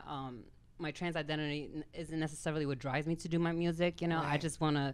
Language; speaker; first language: English; native; English